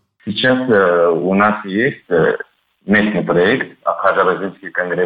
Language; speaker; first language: Russian; non-native, learner; Turkish